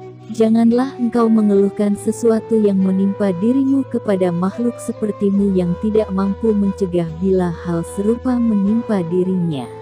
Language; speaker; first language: Indonesian; native; Indonesian